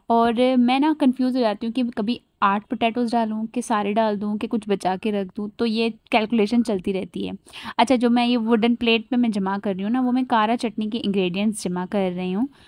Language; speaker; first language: Hindi; native; Hindi